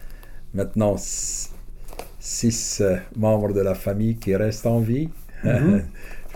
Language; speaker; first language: French; non-native, local second language; Arabic